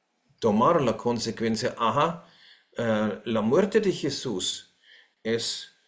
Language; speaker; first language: Spanish; non-native, fluent; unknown